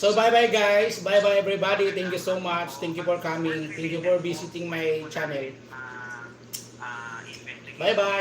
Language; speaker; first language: English; non-native, local second language; Filipino